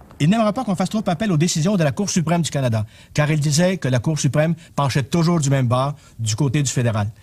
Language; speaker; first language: French; native; French